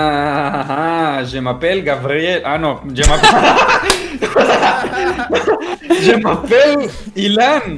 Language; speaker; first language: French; non-native, learner; Spanish